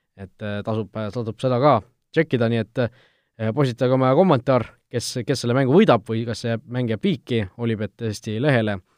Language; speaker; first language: Estonian; native; Estonian